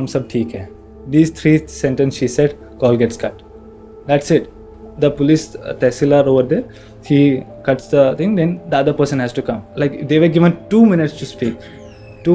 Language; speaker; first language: English; non-native, local second language; Kashmiri